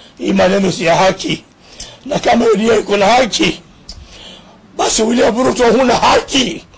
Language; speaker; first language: Swahili; native; Swahili